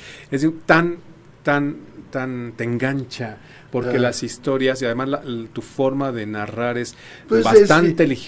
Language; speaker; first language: Spanish; native; Spanish